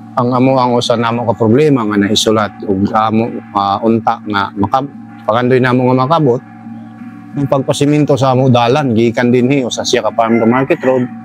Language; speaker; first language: Cebuano; non-native, local second language; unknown